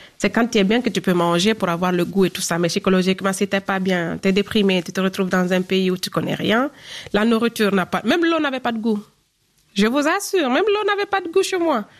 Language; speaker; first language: French; non-native, local second language; Fula